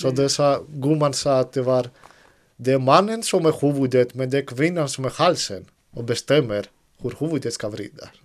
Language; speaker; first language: Swedish; non-native, fluent; Greek